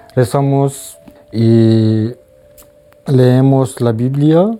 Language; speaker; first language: Spanish; non-native, learner; Persian